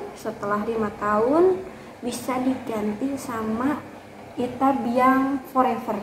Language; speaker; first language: Indonesian; native; Indonesian